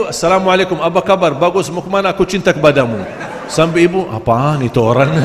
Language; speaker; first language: Malay; non-native, fluent; Arabic